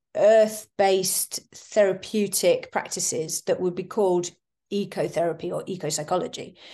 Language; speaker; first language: English; native; English